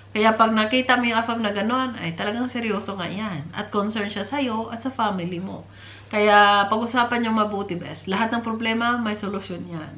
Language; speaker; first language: Filipino; non-native, local second language; Cebuano